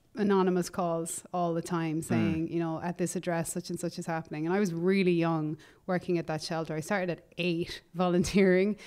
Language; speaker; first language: English; native; English